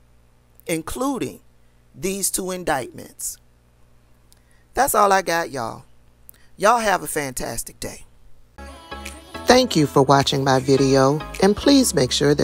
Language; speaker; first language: English; native; English